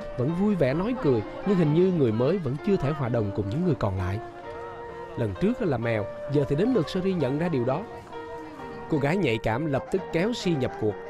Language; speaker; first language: Vietnamese; native; Vietnamese